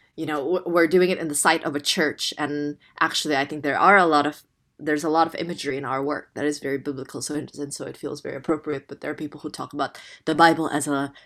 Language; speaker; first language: English; non-native, fluent; Indonesian